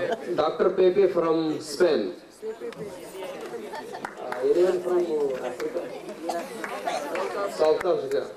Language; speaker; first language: English; non-native, local second language; Marathi